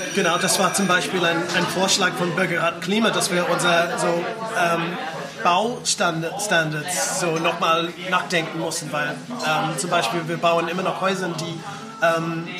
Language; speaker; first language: German; non-native, fluent; English